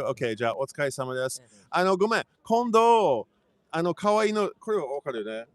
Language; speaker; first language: Japanese; non-native, learner; English